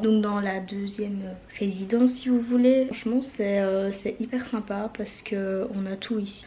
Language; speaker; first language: French; native; French